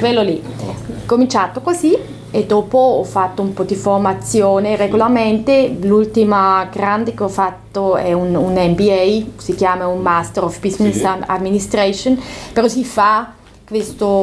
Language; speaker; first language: Italian; non-native, local second language; German